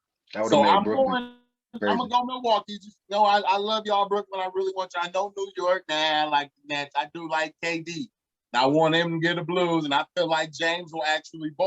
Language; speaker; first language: English; native; English